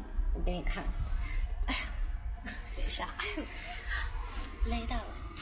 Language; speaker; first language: Chinese; non-native, local second language; Cantonese